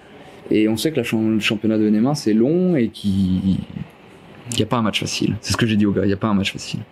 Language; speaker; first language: French; native; French